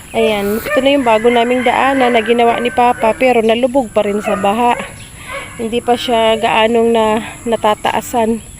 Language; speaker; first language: Filipino; non-native, local second language; Bikol